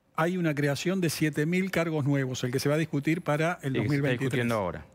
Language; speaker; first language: Spanish; native; Spanish